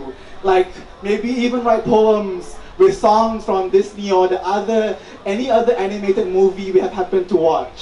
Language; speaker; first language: English; non-native, local second language; Malay